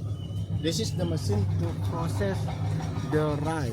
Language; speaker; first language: English; non-native, learner; Indonesian